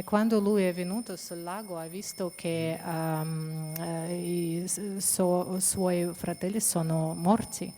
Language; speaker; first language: Italian; non-native, fluent; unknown